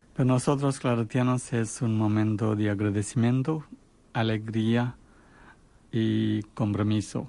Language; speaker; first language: Spanish; non-native, fluent; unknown